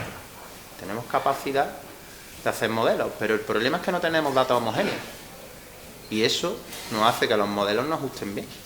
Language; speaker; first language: Spanish; native; Spanish